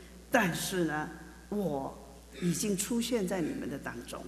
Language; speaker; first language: Chinese; native; Chinese